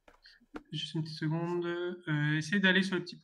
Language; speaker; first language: French; native; French